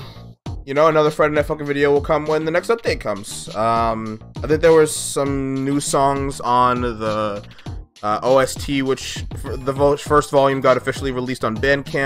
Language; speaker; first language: English; native; English